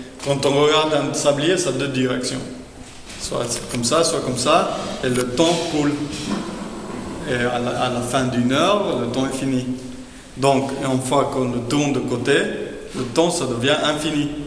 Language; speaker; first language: French; non-native, fluent; Spanish